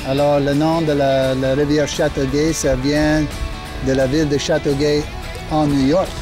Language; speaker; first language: French; non-native, local second language; English